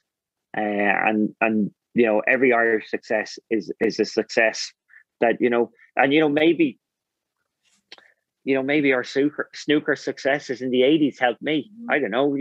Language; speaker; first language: English; native; English